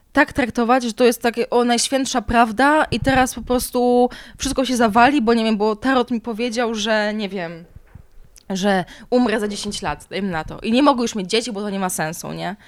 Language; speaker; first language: Polish; native; Polish